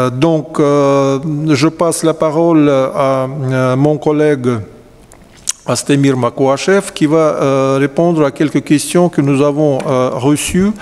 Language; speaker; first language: French; non-native, fluent; Russian